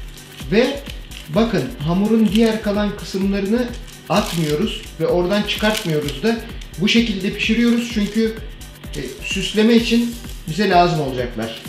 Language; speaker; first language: Turkish; native; Turkish